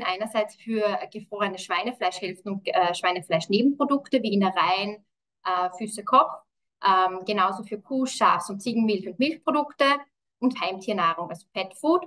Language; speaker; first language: German; native; German